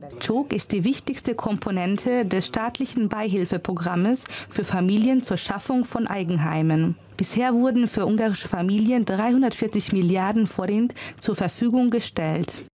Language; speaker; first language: German; non-native, fluent; Hungarian